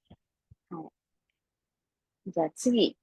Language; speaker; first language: Japanese; non-native, fluent; Filipino